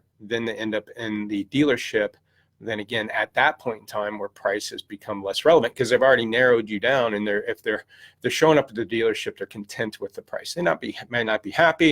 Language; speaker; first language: English; native; English